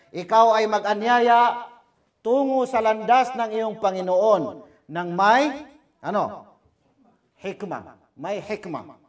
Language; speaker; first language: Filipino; non-native, local second language; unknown